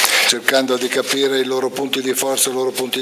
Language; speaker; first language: Italian; native; Italian